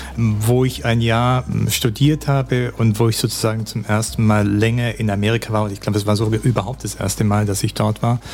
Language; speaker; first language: German; native; German